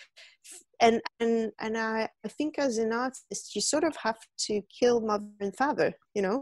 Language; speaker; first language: English; non-native, fluent; French